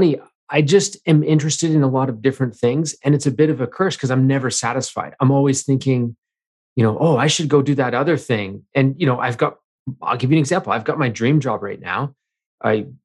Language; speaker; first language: English; native; English